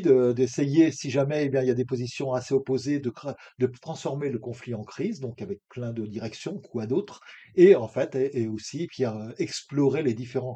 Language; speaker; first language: French; native; French